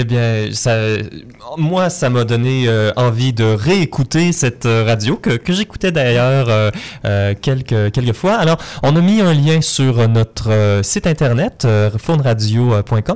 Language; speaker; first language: French; native; French